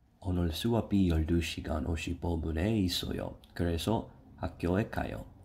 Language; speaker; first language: Korean; non-native, learner; English